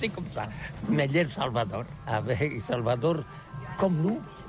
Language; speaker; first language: French; non-native, learner; Catalan